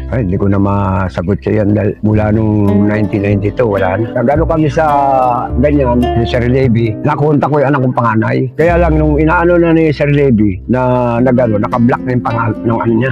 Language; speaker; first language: Filipino; native; Filipino